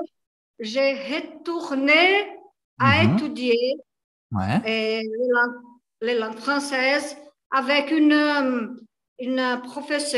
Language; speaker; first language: French; non-native, learner; Portuguese